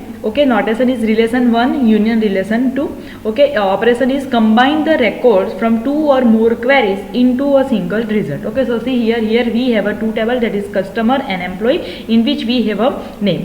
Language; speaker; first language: English; non-native, local second language; Gujarati